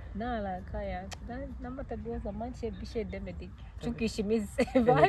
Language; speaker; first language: Turkish; non-native, fluent; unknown